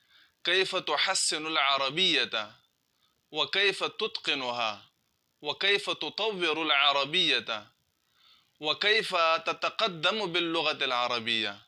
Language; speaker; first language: Arabic; non-native, fluent; Urdu